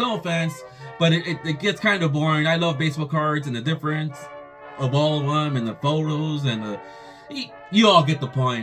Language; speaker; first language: English; native; English